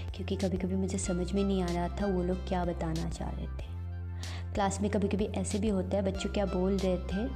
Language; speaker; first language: Hindi; non-native, local second language; Assamese